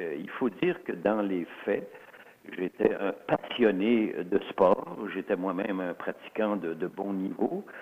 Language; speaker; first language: French; early bilingual, other home language; Swiss German